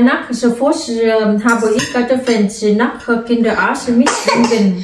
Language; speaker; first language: German; non-native, learner; Vietnamese